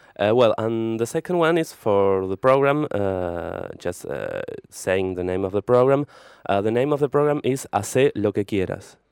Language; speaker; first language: English; non-native, fluent; Spanish